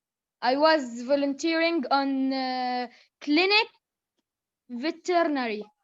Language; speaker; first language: English; non-native, learner; Arabic